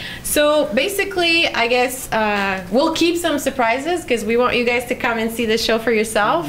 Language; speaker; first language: English; non-native, fluent; French